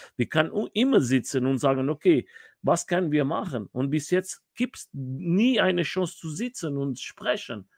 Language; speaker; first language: German; non-native, learner; Portuguese